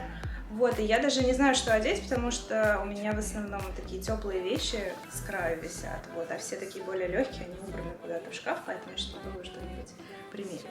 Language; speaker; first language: Russian; native; Russian